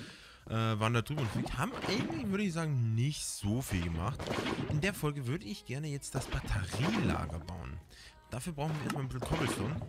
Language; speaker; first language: German; native; German